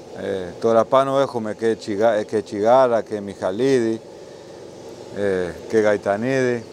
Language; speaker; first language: Greek; non-native, learner; Spanish